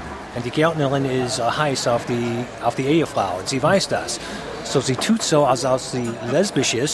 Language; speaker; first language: German; non-native, fluent; English